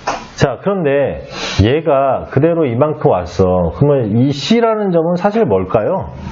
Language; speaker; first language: Korean; native; Korean